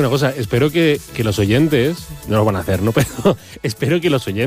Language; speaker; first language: Spanish; native; Spanish